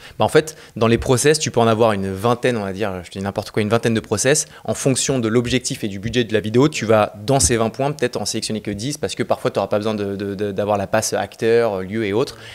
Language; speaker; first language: French; native; French